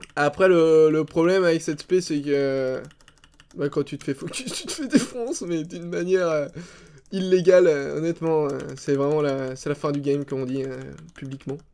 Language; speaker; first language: French; native; French